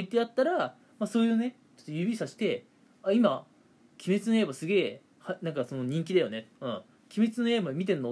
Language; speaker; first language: Japanese; native; Japanese